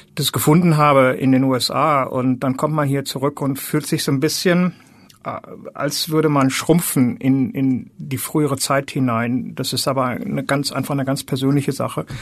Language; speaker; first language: German; native; German